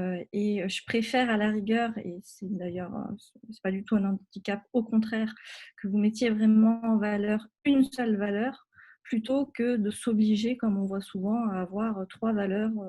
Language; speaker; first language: French; native; French